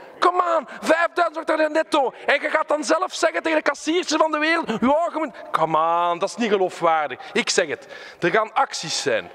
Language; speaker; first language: Dutch; non-native, local second language; French